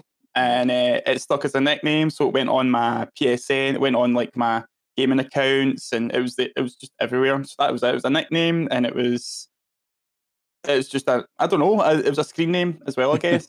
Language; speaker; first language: English; native; English